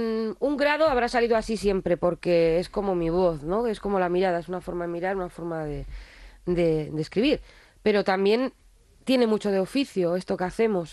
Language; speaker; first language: Spanish; native; Spanish